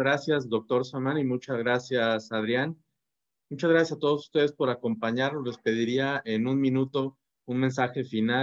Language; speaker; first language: Spanish; native; Spanish